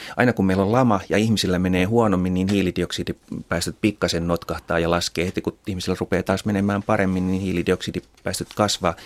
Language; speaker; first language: Finnish; native; Finnish